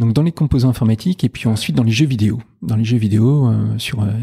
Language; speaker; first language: French; native; French